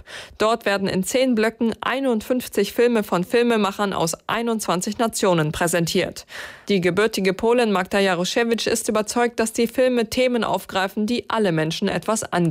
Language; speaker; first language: German; native; German